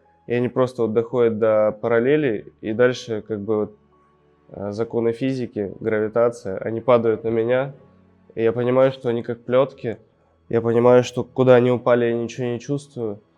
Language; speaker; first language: Russian; native; Russian